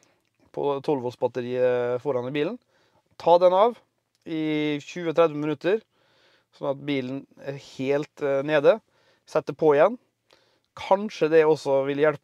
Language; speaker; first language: Norwegian; native; Norwegian